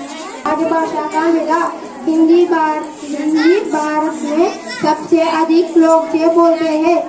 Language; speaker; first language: Hindi; non-native, local second language; Telugu